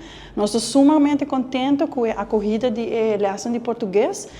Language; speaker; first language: Portuguese; non-native, learner; Papiamento